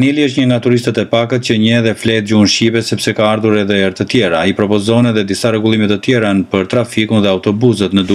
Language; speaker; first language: Albanian; native; Albanian